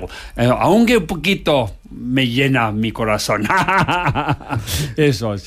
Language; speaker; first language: Spanish; non-native, learner; Tibetan